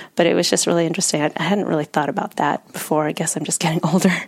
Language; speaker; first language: English; native; English